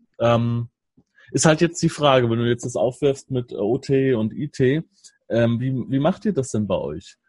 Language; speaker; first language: German; native; German